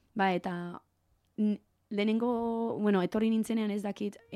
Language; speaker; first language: Basque; non-native, learner; English